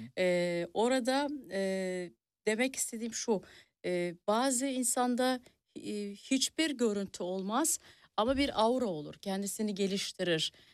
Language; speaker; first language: Turkish; early bilingual, heritage; Turkish